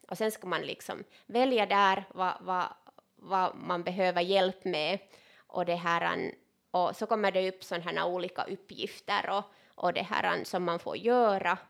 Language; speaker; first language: Swedish; non-native, local second language; Finnish